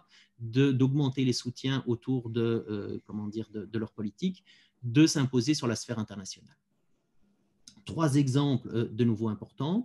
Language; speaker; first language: French; native; French